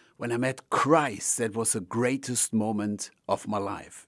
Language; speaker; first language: English; non-native, fluent; German